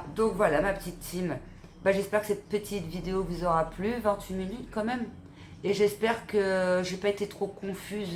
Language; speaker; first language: French; native; French